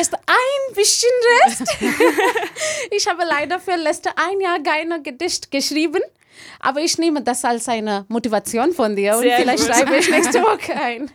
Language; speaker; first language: German; non-native, learner; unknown